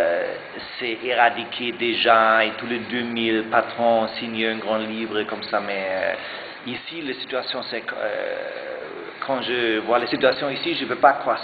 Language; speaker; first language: French; non-native, learner; German